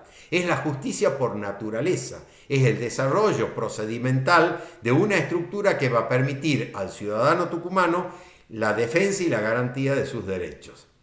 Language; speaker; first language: Spanish; native; Spanish